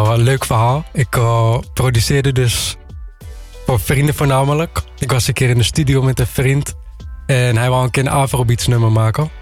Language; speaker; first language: Dutch; early bilingual, other home language; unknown